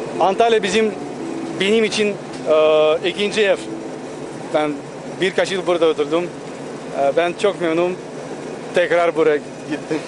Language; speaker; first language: Turkish; non-native, learner; Russian